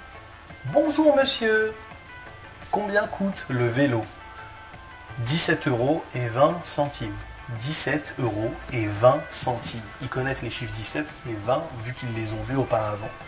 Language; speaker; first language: French; native; French